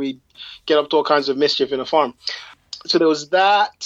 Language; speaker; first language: English; native; English